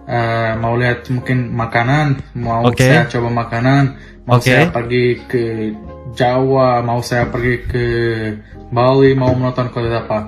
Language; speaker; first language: Indonesian; non-native, fluent; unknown